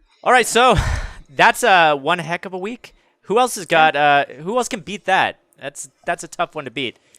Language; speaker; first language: English; native; English